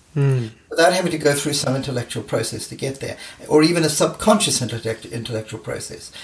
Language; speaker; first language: English; native; English